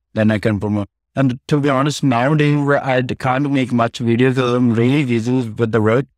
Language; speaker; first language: English; non-native, local second language; Punjabi